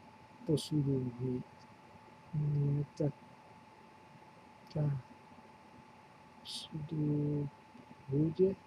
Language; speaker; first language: Russian; non-native, learner; English